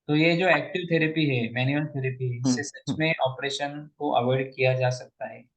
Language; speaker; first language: Hindi; non-native, local second language; Marathi